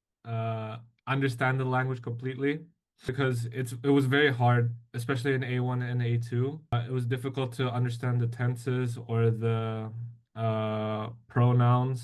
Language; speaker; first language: English; non-native, fluent; Indonesian